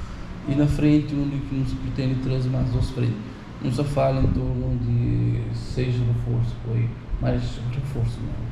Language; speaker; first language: Portuguese; non-native, local second language; Kabuverdianu